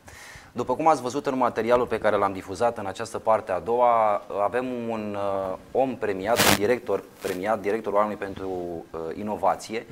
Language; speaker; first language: Romanian; native; Romanian